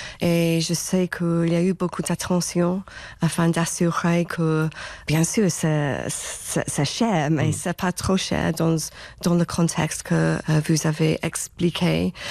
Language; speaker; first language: French; non-native, fluent; English